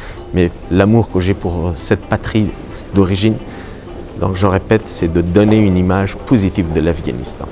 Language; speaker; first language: French; non-native, fluent; Persian